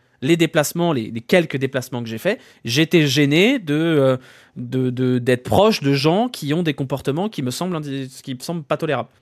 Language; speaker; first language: French; native; French